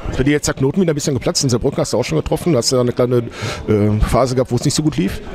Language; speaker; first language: German; native; German